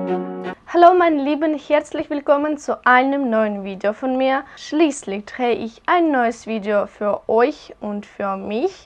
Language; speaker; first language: German; non-native, learner; Russian